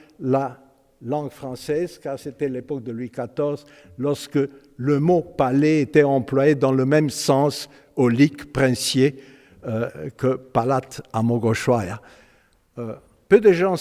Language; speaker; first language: French; non-native, fluent; Romanian